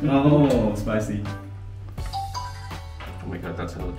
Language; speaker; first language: English; non-native, learner; Spanish